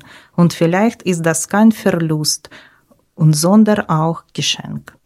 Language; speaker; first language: German; non-native, learner; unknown